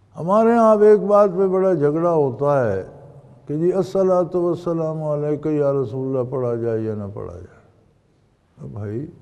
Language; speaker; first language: Urdu; non-native, local second language; Punjabi